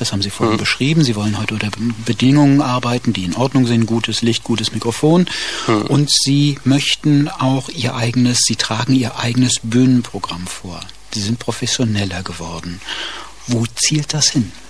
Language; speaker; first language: German; native; German